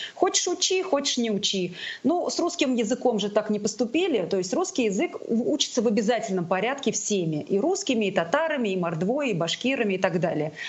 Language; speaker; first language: Russian; non-native, local second language; Tatar